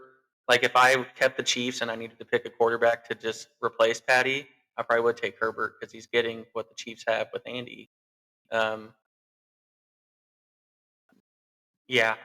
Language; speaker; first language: English; native; English